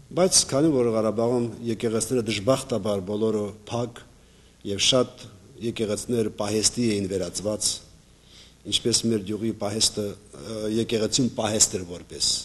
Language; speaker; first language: Armenian; native; Armenian